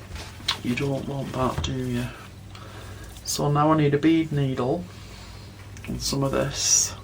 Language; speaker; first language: English; native; English